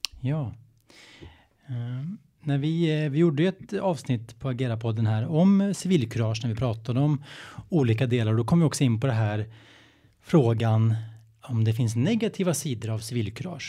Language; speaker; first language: Swedish; native; Swedish